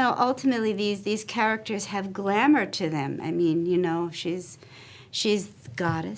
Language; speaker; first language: English; native; English